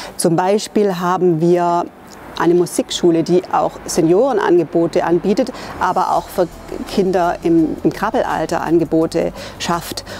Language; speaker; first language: German; native; German